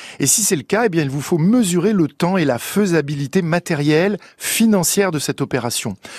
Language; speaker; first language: French; native; French